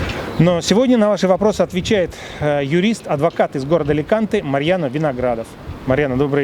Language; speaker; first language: Russian; native; Russian